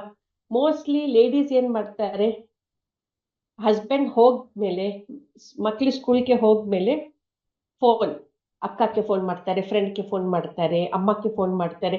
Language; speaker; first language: Kannada; non-native, learner; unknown